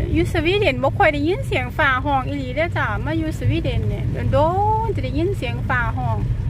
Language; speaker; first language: Thai; native; Thai